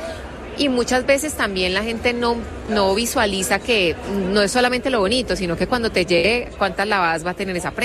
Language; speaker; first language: Spanish; native; Spanish